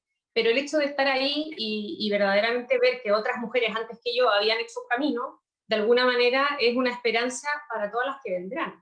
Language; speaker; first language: Spanish; native; Spanish